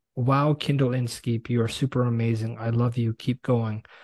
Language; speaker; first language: English; native; English